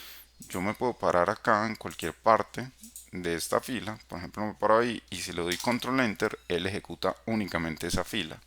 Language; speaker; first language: Spanish; native; Spanish